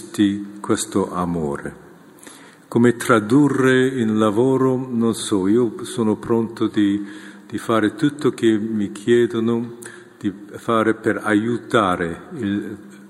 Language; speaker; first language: Italian; non-native, fluent; Korean